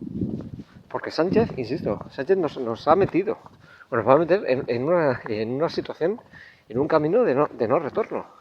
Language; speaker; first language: Spanish; native; Spanish